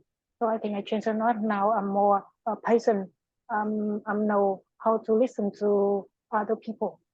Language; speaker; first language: English; non-native, learner; Vietnamese